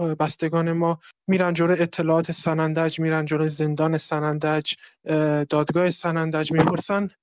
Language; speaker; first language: Persian; non-native, local second language; Kurdish